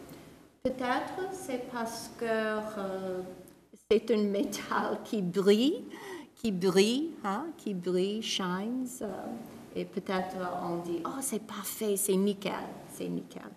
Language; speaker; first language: French; non-native, fluent; English